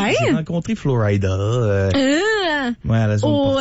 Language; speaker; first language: French; native; French